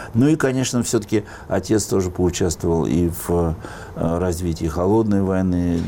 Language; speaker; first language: Russian; native; Russian